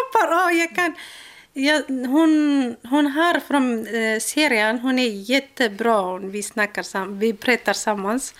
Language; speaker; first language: Swedish; non-native, learner; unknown